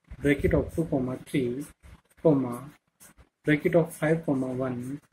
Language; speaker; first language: English; non-native, local second language; Hindi